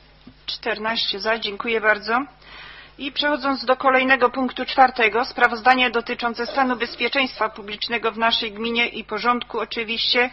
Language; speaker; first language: Polish; native; Polish